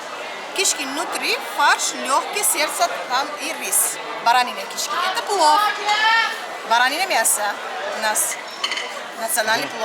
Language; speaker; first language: Russian; non-native, local second language; Uzbek